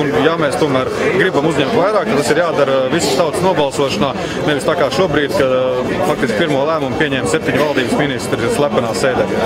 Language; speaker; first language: Latvian; native; Latvian